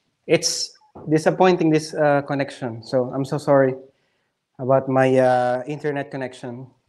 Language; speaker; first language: English; non-native, local second language; Filipino